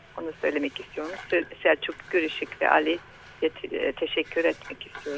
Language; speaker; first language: Turkish; non-native, learner; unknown